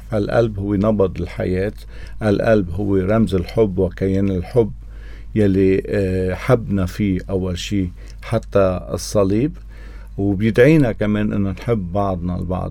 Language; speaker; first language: Arabic; native; Arabic